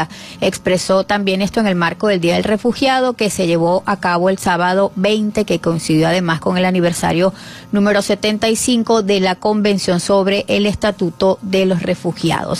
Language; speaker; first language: Spanish; native; Spanish